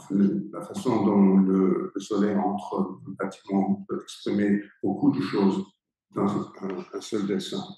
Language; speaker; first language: French; non-native, fluent; English